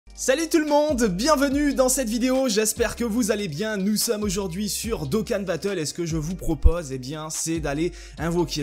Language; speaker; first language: French; native; French